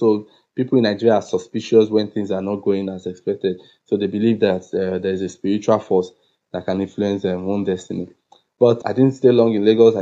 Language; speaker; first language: English; non-native, local second language; Yoruba